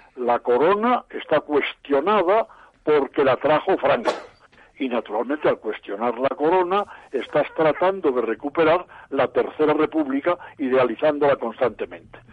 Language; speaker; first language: Spanish; native; Spanish